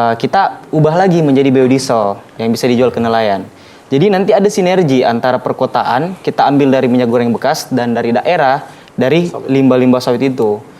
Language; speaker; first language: Indonesian; native; Indonesian